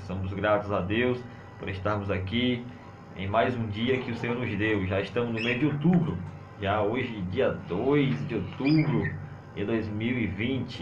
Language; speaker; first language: Portuguese; native; Portuguese